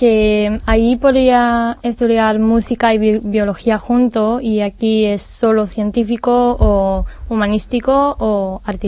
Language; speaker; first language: Spanish; non-native, learner; Hebrew